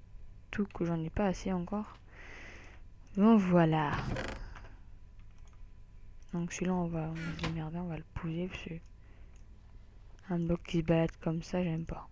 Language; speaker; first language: French; native; French